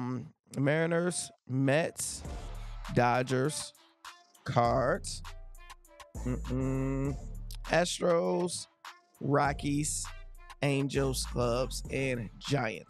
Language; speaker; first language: English; native; English